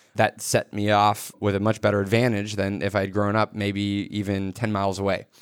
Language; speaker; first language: English; native; English